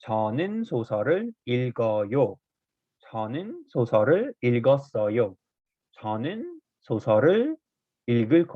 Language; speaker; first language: Korean; non-native, fluent; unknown